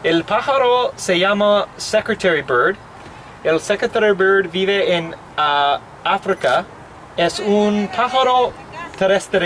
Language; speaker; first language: Spanish; non-native, learner; English